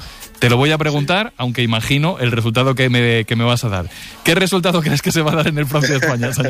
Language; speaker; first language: Spanish; native; Spanish